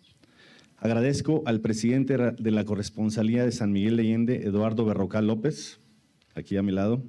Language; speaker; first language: Spanish; native; Spanish